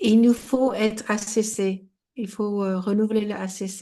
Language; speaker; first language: French; non-native, fluent; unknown